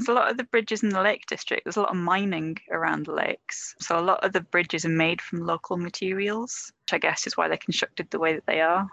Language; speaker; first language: English; native; English